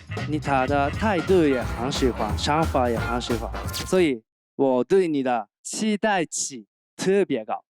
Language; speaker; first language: Chinese; non-native, learner; Japanese